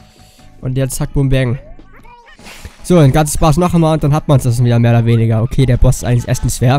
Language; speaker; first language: German; native; German